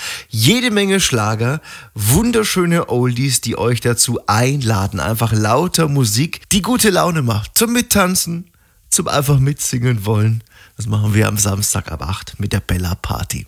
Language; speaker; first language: German; native; German